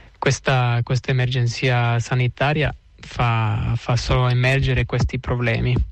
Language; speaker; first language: Italian; non-native, fluent; Spanish